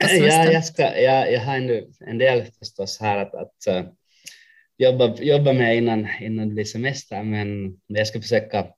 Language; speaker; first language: Swedish; non-native, local second language; Finnish